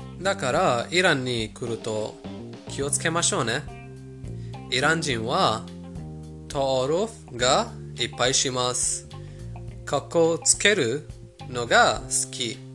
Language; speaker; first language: Japanese; non-native, fluent; Persian